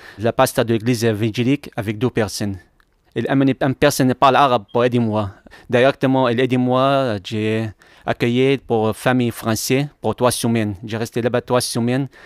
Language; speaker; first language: French; non-native, learner; Arabic